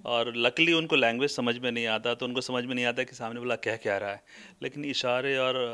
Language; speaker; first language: Hindi; non-native, local second language; Bhojpuri